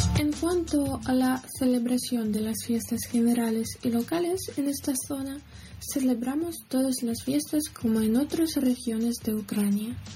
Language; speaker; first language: Spanish; non-native, fluent; Ukrainian